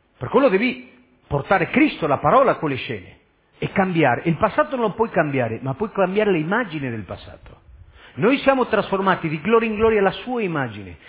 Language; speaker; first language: Italian; non-native, fluent; Spanish